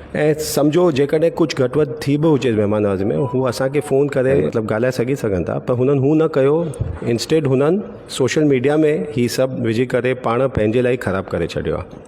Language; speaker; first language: Sindhi; early bilingual, heritage; Sindhi